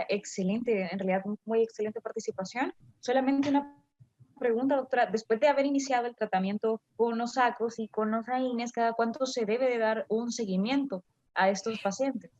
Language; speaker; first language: Spanish; native; Spanish